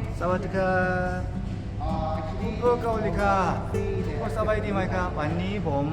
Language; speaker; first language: Thai; non-native, learner; Korean